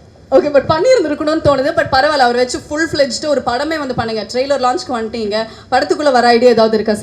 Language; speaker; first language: Tamil; native; Tamil